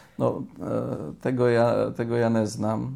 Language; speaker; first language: Slovak; non-native, learner; Polish